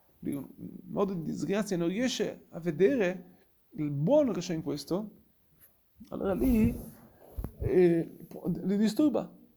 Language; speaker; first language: Italian; non-native, fluent; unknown